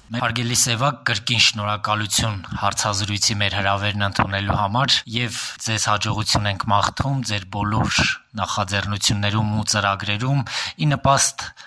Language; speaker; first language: Armenian; native; Armenian